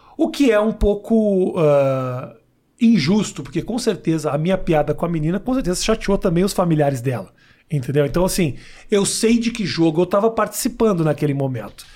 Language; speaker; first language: Portuguese; native; Portuguese